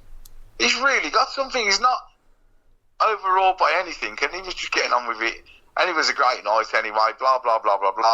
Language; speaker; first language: English; native; English